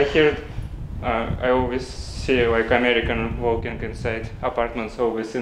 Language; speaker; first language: English; non-native, learner; Russian